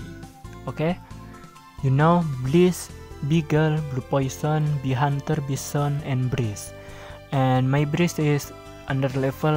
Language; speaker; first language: English; non-native, learner; Indonesian